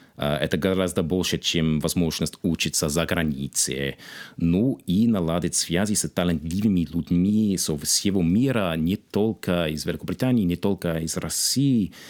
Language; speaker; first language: Russian; non-native, fluent; English